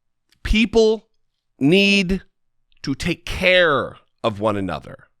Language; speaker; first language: English; native; English